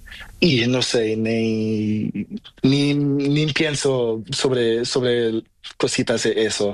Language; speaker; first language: Spanish; non-native, learner; Portuguese